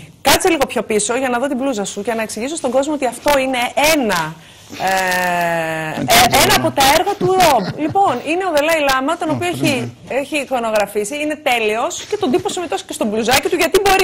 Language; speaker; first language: Greek; native; Greek